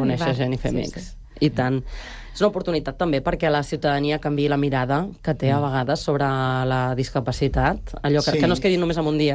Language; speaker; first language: Catalan; native; Catalan